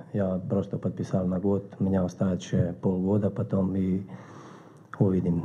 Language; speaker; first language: Russian; non-native, learner; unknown